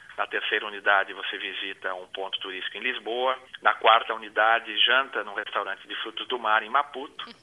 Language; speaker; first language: Portuguese; native; Portuguese